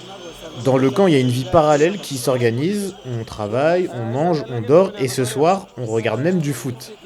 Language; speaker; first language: French; native; French